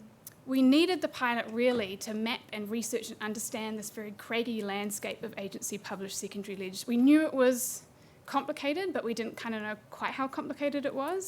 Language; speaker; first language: English; native; English